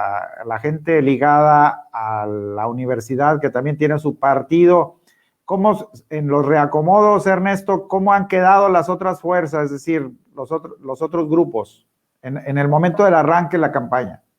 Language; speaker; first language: Spanish; native; Spanish